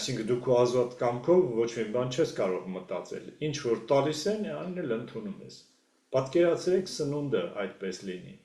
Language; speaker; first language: Armenian; native; Armenian